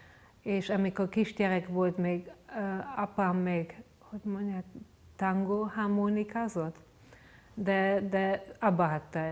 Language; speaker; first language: Hungarian; non-native, fluent; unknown